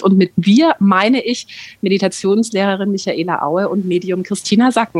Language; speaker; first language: German; native; German